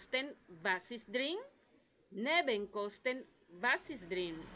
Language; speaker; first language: German; non-native, learner; Spanish